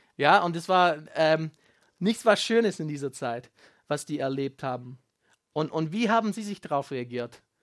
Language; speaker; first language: German; non-native, fluent; Afrikaans